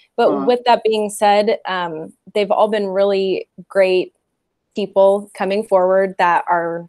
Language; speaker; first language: English; native; English